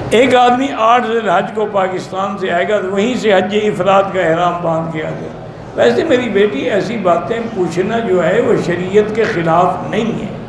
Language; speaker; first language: Urdu; early bilingual, heritage; Urdu